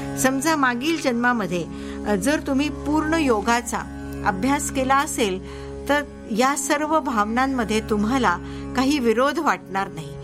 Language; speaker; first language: Marathi; native; Marathi